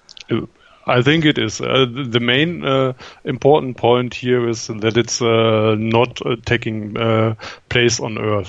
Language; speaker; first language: English; non-native, fluent; German